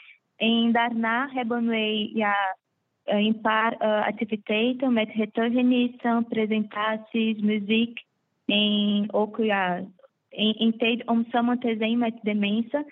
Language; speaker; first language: Dutch; non-native, fluent; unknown